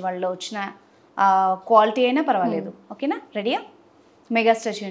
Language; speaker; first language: Telugu; native; Telugu